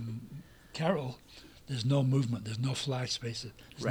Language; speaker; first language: English; native; English